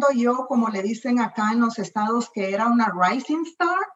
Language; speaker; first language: Spanish; native; Spanish